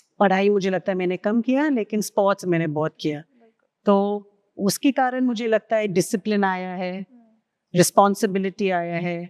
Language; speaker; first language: Hindi; non-native, local second language; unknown